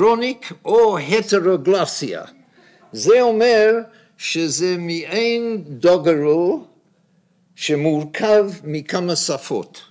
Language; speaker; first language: Hebrew; non-native, fluent; English